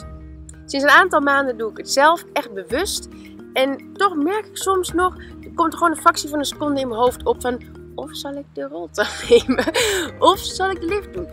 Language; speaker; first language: Dutch; native; Dutch